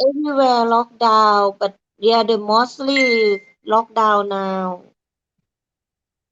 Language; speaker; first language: English; non-native, learner; Thai